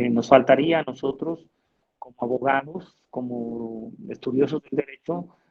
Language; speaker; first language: Spanish; native; Spanish